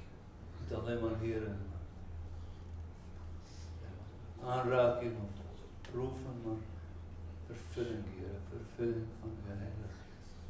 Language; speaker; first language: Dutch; non-native, fluent; Arabic